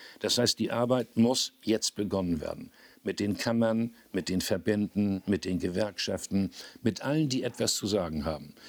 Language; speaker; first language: German; native; German